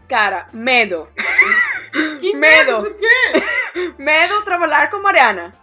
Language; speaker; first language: Portuguese; non-native, learner; Spanish